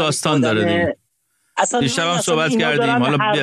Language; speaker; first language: Persian; native; Persian